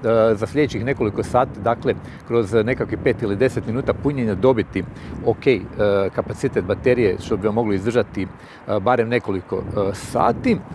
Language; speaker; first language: Croatian; native; Croatian